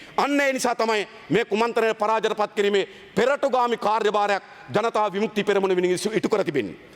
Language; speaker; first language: Sinhala; native; Sinhala